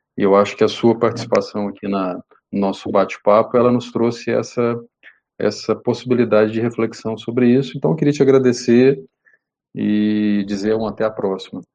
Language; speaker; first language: Portuguese; native; Portuguese